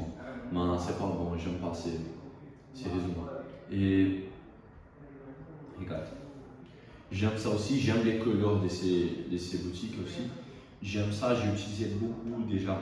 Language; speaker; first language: French; non-native, learner; Portuguese